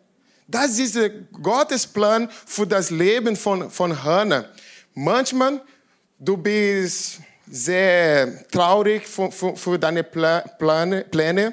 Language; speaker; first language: German; non-native, learner; Portuguese